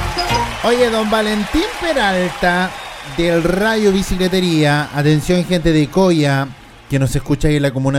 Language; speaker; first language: Spanish; native; Spanish